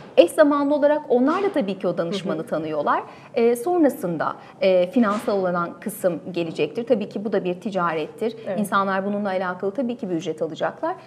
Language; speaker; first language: Turkish; native; Turkish